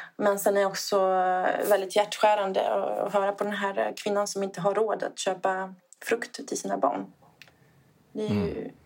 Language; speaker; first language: Swedish; non-native, fluent; Italian